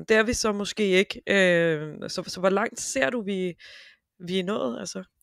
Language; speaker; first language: Danish; native; Danish